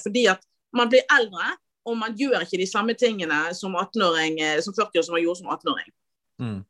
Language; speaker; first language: Norwegian; native; Norwegian